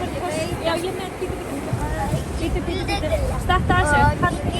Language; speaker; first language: Icelandic; non-native, learner; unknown